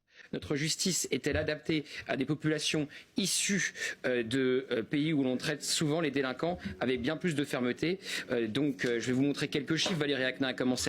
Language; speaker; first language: French; native; French